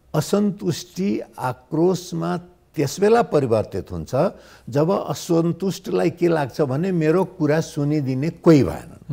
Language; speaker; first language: Nepali; non-native, local second language; Maithili